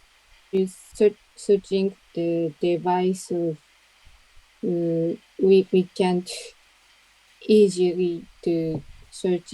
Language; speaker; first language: English; non-native, learner; Japanese